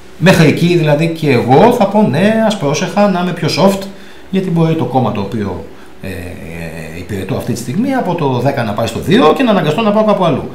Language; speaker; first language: Greek; native; Greek